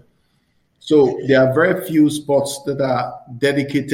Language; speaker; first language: English; non-native, local second language; Akan